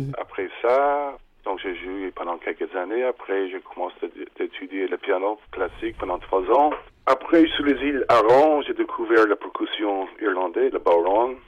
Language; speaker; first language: French; non-native, fluent; English